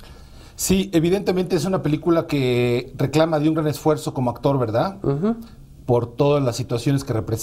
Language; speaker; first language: Spanish; native; Spanish